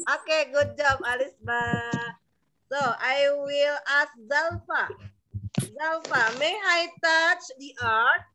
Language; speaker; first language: English; non-native, learner; Indonesian